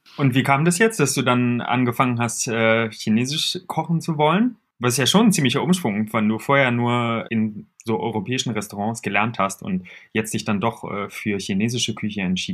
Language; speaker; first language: German; native; German